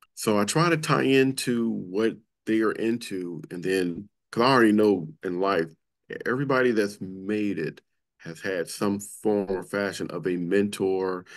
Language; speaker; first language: English; native; English